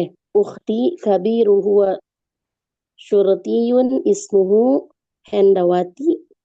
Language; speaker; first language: Arabic; non-native, learner; Indonesian